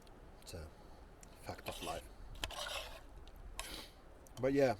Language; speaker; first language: English; non-native, fluent; Finnish